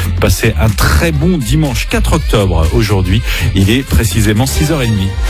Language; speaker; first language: French; native; French